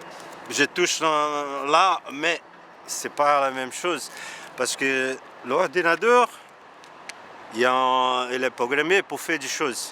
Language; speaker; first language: French; non-native, learner; Portuguese